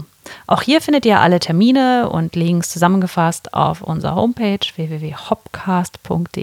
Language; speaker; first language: German; native; German